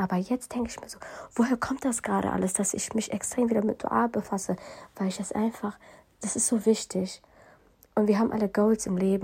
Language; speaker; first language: German; early bilingual, other home language; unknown